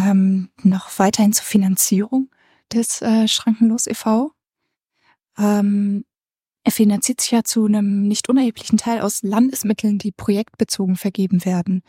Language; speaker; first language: German; native; German